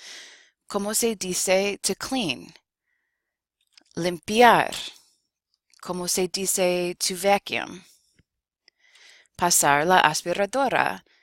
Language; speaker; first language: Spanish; non-native, fluent; English